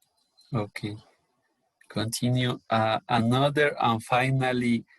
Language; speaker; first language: English; non-native, learner; Spanish